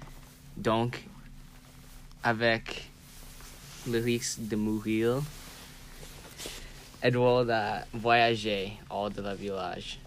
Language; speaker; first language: French; non-native, learner; English